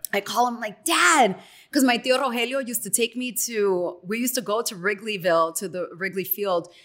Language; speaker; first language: English; native; English